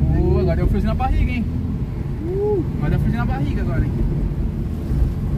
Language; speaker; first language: Portuguese; native; Portuguese